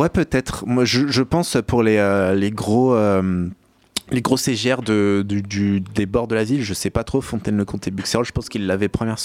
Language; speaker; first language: French; native; French